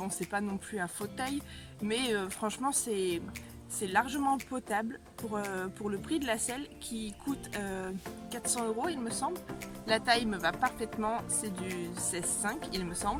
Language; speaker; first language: French; native; French